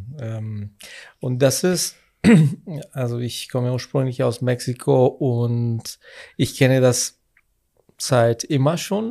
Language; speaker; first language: German; non-native, fluent; Spanish